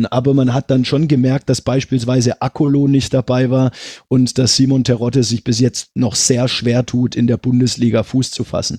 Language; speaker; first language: German; native; German